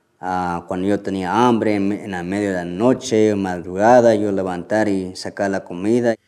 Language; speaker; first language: Spanish; early bilingual, heritage; Spanish